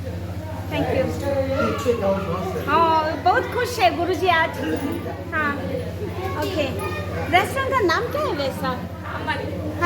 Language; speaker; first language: Hindi; non-native, local second language; Tibetan